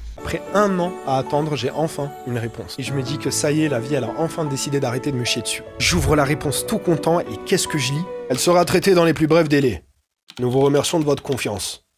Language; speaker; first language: French; non-native, local second language; Arabic